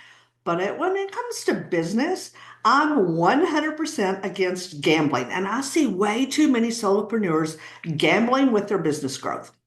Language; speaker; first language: English; native; English